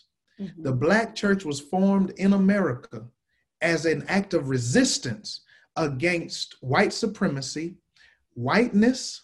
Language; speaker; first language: English; native; English